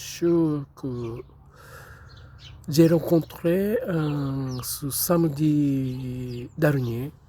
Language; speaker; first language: French; non-native, fluent; Japanese